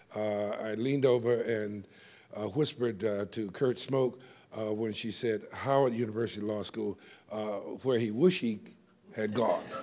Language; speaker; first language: English; native; English